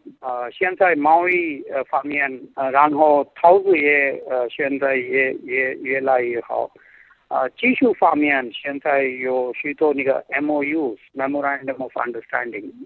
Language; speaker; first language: Chinese; non-native, fluent; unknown